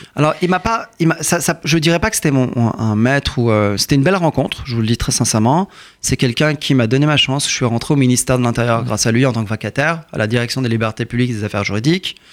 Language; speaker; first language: French; early bilingual, other home language; Persian